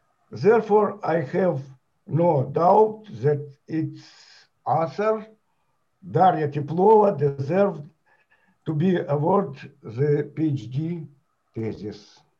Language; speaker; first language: English; non-native, fluent; Ukrainian